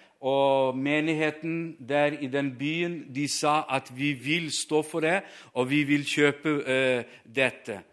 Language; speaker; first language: Norwegian; non-native, fluent; Ukrainian